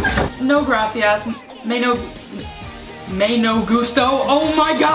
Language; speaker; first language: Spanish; non-native, learner; English